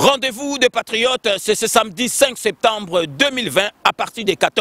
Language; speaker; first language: French; non-native, local second language; Lingala